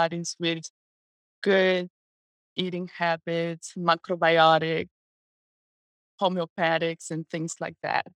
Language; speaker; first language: English; non-native, fluent; Portuguese